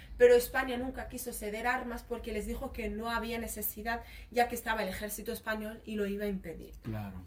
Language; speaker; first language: Spanish; early bilingual, other home language; Arabic